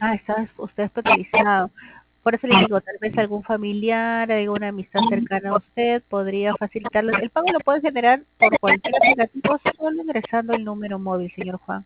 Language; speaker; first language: Spanish; native; Spanish